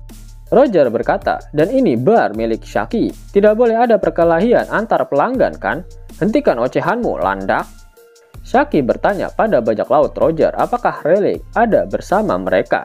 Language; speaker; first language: Indonesian; native; Indonesian